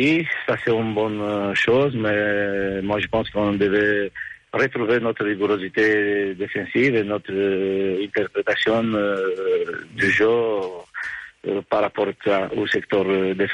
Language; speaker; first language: French; non-native, fluent; Romanian